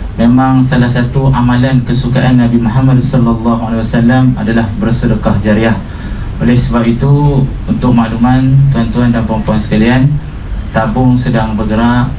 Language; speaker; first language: Malay; native; Malay